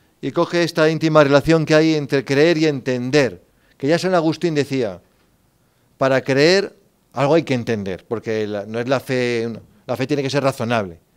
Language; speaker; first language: Spanish; native; Spanish